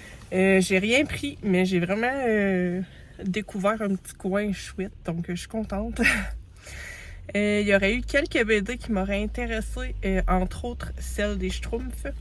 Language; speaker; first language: French; native; French